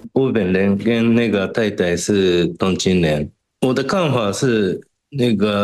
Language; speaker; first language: Chinese; non-native, fluent; Japanese